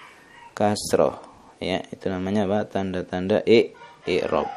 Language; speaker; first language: Indonesian; native; Indonesian